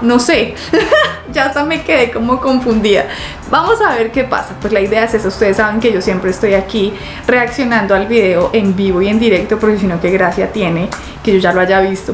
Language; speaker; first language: Spanish; native; Spanish